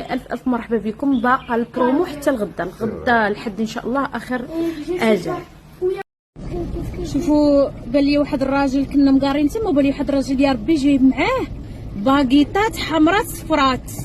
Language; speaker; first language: Arabic; native; Arabic